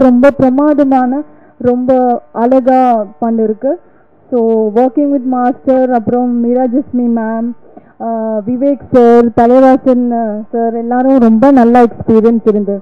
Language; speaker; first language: Tamil; non-native, learner; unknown